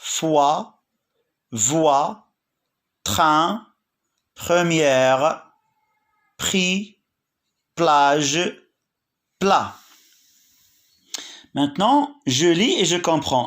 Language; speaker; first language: French; non-native, local second language; Arabic